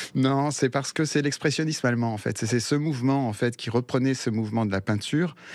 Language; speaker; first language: French; early bilingual, other home language; Spanish